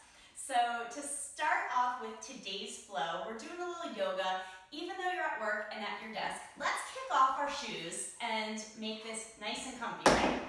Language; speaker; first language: English; native; English